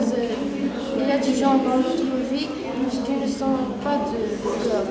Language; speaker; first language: French; non-native, learner; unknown